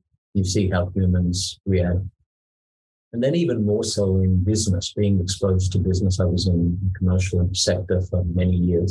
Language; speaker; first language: English; native; English